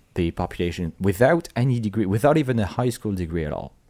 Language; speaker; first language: English; non-native, fluent; French